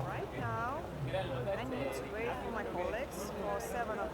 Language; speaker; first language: English; non-native, fluent; Russian